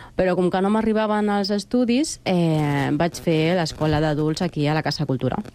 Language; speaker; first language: Catalan; non-native, fluent; Spanish